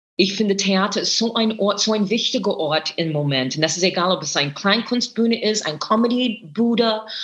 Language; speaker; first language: German; non-native, fluent; English